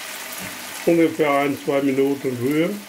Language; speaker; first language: German; non-native, fluent; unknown